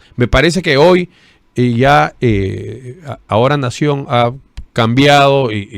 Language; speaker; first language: Spanish; native; Spanish